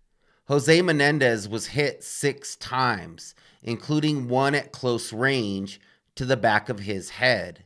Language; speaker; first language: English; native; English